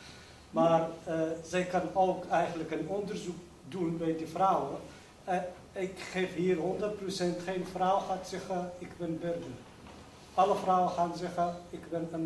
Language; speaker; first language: Dutch; non-native, local second language; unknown